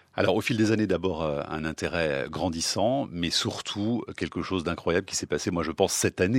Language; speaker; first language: French; native; French